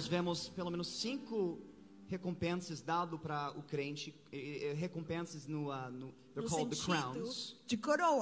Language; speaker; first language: Portuguese; non-native, fluent; English